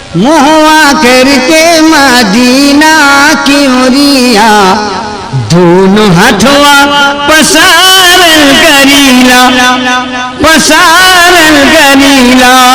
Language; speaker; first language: Hindi; non-native, local second language; Bhojpuri